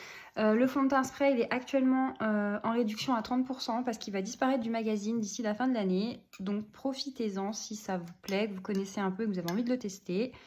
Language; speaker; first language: French; native; French